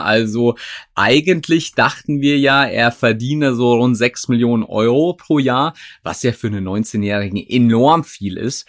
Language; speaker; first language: German; native; German